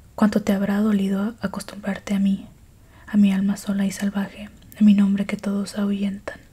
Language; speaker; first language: Spanish; early bilingual, heritage; Spanish